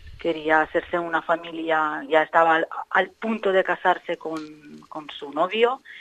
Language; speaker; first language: Spanish; non-native, fluent; Ukrainian